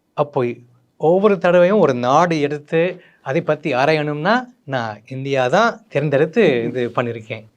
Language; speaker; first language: Tamil; non-native, fluent; English